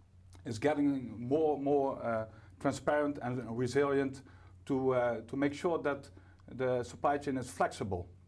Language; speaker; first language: English; non-native, fluent; Dutch